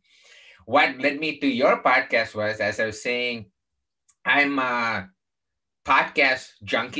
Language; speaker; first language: English; non-native, local second language; Tamil